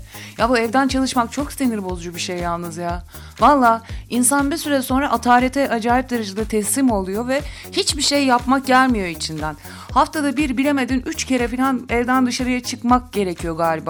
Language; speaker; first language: Turkish; native; Turkish